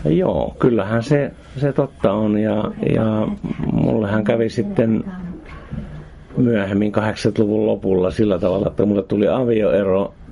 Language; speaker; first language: Finnish; native; Finnish